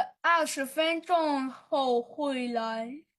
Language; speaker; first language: Chinese; non-native, learner; Georgian